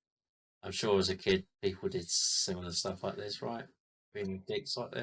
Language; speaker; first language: English; native; English